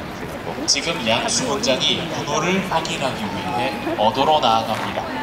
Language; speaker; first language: Korean; native; Korean